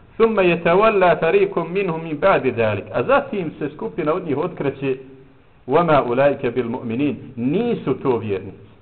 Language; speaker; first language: Bosnian; native; Bosnian